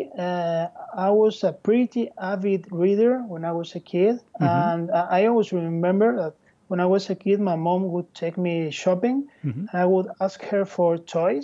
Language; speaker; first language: English; non-native, fluent; Spanish